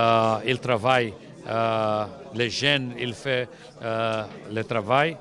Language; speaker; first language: French; non-native, learner; Portuguese